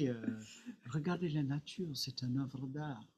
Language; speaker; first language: French; non-native, fluent; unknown